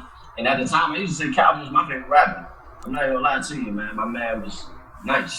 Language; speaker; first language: English; native; English